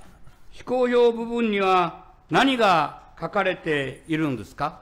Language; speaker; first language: Japanese; native; Japanese